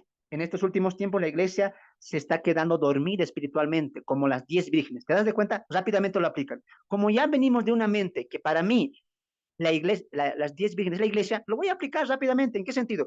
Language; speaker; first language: Spanish; native; Spanish